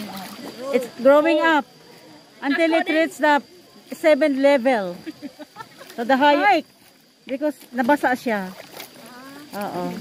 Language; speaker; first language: English; non-native, local second language; Filipino